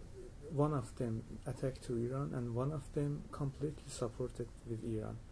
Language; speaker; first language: English; non-native, learner; Persian